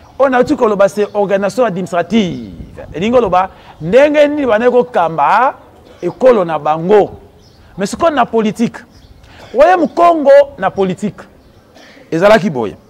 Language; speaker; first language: Lingala; non-native, local second language; Kongo